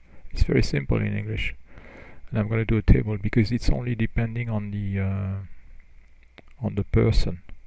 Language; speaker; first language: English; non-native, fluent; French